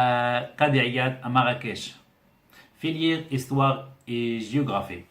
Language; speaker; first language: French; non-native, local second language; Arabic